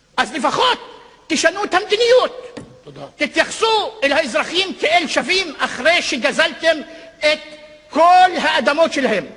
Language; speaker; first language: Hebrew; non-native, local second language; Arabic